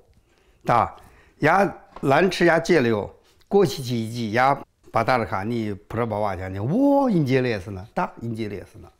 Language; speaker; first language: Russian; non-native, learner; Chinese